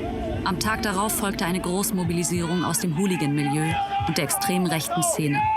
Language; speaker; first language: German; native; German